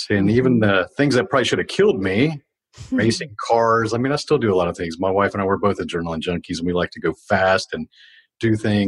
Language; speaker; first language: English; native; English